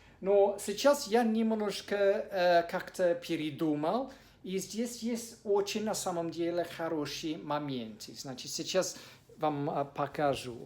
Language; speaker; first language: Russian; non-native, fluent; English